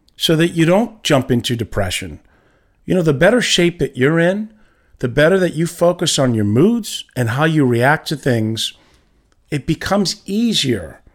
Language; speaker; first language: English; native; English